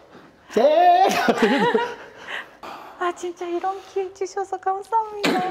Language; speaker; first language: Korean; non-native, fluent; Japanese